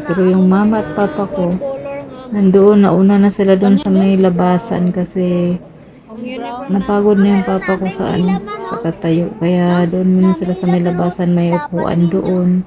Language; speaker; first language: Filipino; non-native, local second language; Cebuano